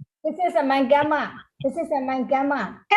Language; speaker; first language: English; non-native, learner; Burmese